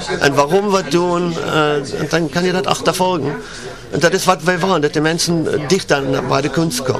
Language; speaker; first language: Dutch; non-native, learner; German